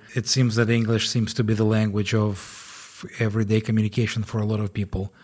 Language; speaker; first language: English; non-native, fluent; Ukrainian